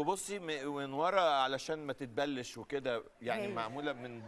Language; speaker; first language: Arabic; native; Arabic